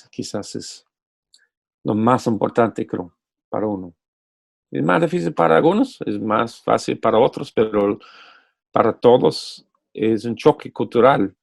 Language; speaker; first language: Spanish; non-native, fluent; English